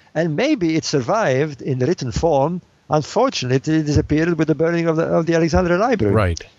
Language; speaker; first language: English; non-native, fluent; Arabic